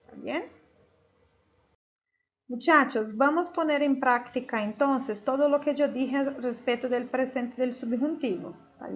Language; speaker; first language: Spanish; non-native, fluent; Portuguese